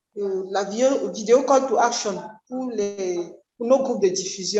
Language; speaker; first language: French; non-native, local second language; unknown